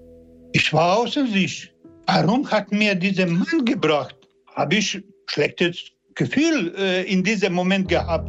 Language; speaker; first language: German; non-native, learner; Serbian